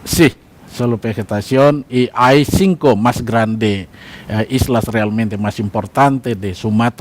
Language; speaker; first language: Spanish; non-native, learner; Indonesian